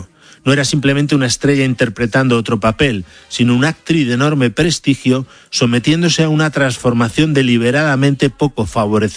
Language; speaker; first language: Spanish; native; Spanish